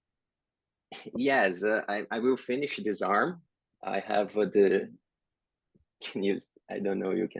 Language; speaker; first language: English; non-native, learner; Portuguese